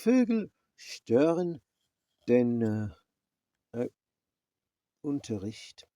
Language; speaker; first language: German; non-native, learner; English